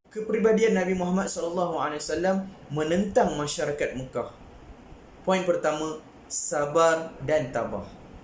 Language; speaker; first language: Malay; native; Malay